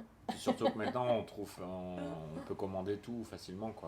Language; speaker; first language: French; native; French